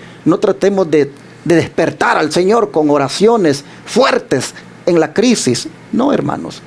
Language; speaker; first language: Spanish; native; Spanish